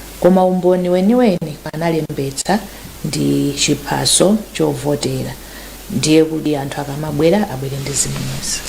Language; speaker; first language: Nyanja; native; Nyanja